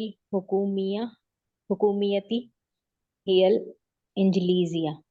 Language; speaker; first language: Arabic; non-native, learner; Urdu